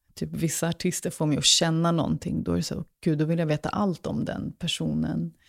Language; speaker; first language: Swedish; early bilingual, other home language; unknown